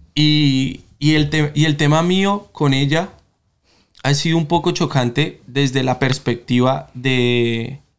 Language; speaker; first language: Spanish; native; Spanish